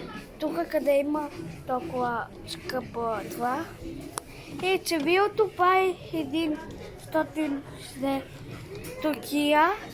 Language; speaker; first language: Bulgarian; early bilingual, heritage; Bulgarian